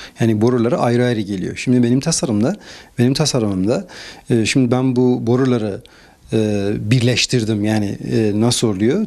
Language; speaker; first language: Turkish; non-native, fluent; Persian